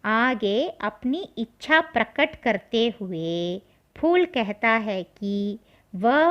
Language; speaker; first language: Hindi; non-native, local second language; Tamil